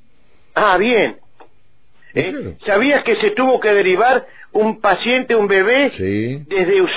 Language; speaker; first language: Spanish; native; Spanish